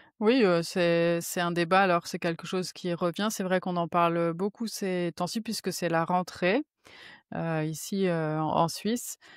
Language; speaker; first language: French; native; French